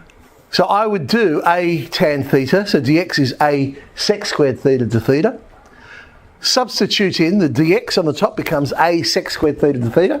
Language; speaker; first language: English; native; English